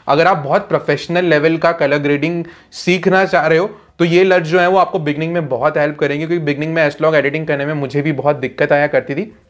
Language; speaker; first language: Hindi; native; Hindi